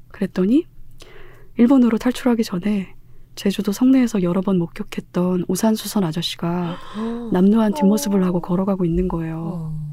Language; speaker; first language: Korean; native; Korean